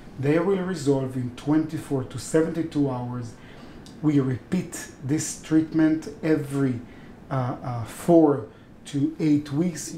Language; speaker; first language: English; non-native, fluent; Hebrew